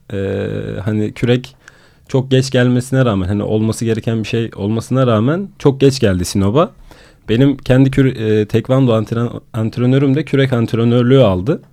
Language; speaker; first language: Turkish; native; Turkish